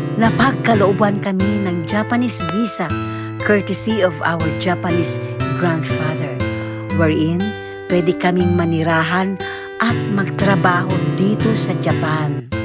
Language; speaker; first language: Filipino; native; Filipino